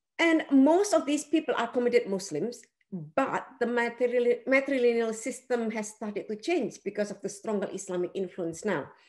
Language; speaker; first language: English; non-native, fluent; Indonesian